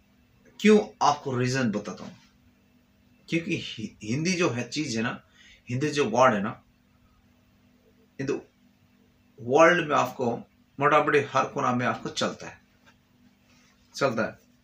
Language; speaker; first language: Hindi; non-native, fluent; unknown